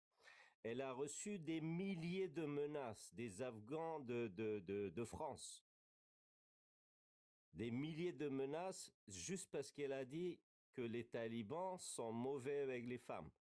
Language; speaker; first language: French; non-native, fluent; Kurdish